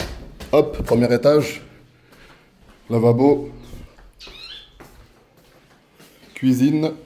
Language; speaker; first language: French; non-native, local second language; Arabic